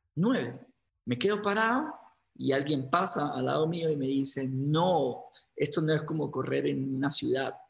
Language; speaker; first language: Spanish; native; Spanish